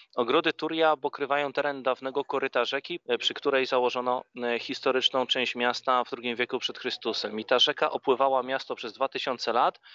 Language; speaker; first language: Polish; native; Polish